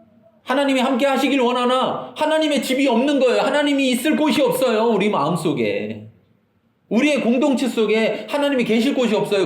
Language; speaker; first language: Korean; native; Korean